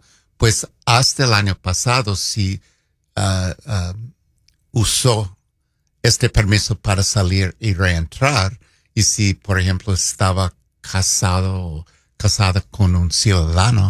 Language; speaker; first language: Spanish; non-native, fluent; English